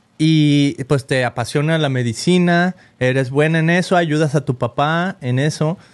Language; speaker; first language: Spanish; native; Spanish